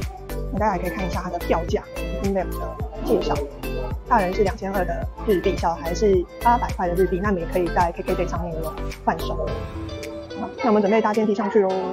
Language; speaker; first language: Chinese; native; Chinese